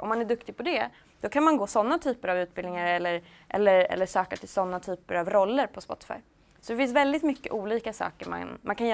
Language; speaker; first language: Swedish; native; Swedish